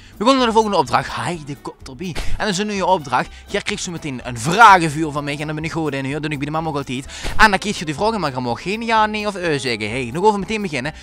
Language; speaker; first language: Dutch; native; Dutch